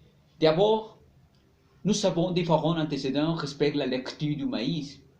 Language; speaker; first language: French; non-native, learner; Spanish